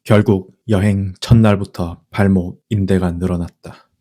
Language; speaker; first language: Korean; native; Korean